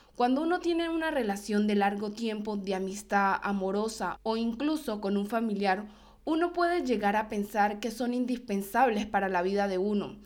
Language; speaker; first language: Spanish; native; Spanish